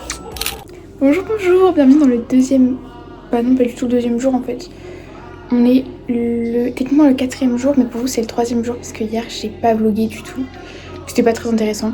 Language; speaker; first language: French; native; French